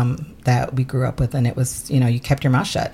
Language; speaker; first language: English; early bilingual, other home language; Spanish